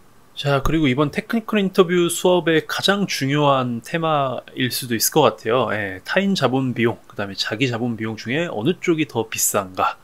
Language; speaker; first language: Korean; native; Korean